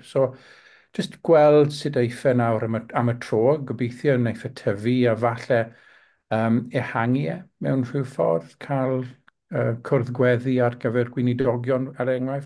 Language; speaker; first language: Welsh; non-native, local second language; English